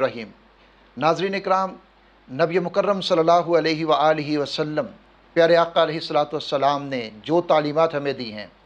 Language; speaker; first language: Urdu; native; Urdu